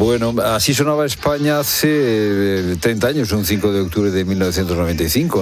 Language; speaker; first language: Spanish; native; Spanish